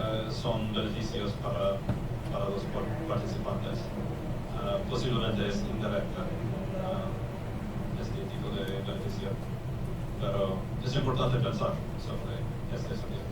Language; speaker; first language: Spanish; non-native, learner; English